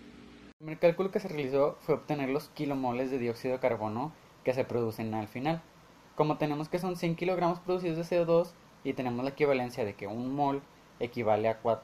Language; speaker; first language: Spanish; native; Spanish